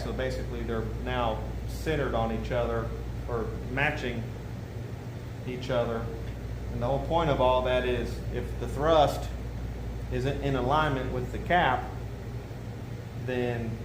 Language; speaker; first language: English; native; English